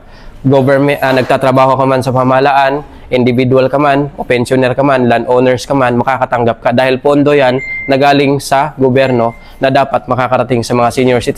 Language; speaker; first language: Filipino; native; Filipino